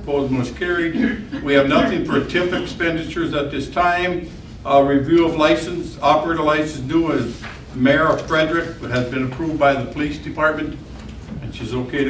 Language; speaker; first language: English; native; English